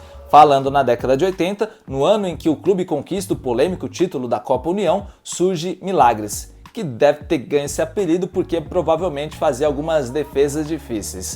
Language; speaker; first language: Portuguese; native; Portuguese